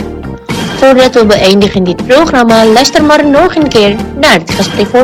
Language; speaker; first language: Dutch; non-native, learner; Indonesian